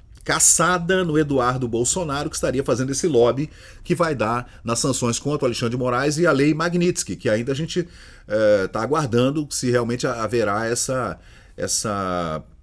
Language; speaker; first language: Portuguese; native; Portuguese